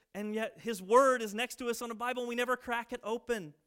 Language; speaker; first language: English; native; English